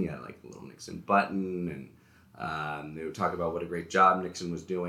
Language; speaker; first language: English; native; English